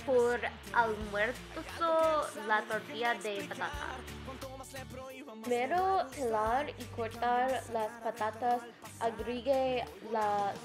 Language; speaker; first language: Spanish; non-native, learner; English